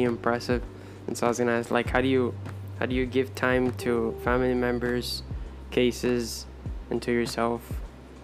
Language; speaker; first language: English; early bilingual, other home language; Spanish